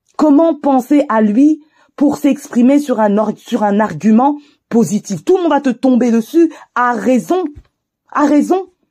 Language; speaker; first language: French; native; French